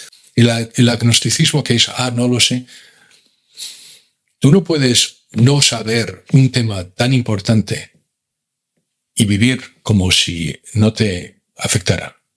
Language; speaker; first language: Spanish; native; Spanish